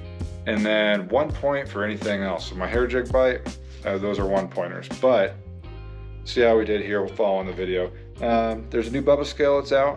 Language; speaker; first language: English; native; English